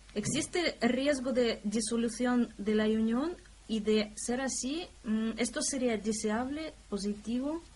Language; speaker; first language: Spanish; non-native, fluent; Russian